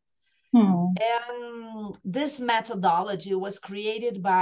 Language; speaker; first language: English; non-native, fluent; Portuguese